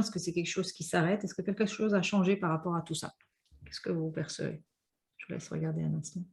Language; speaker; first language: French; native; French